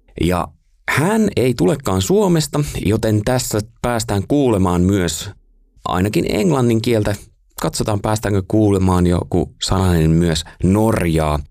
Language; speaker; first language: Finnish; native; Finnish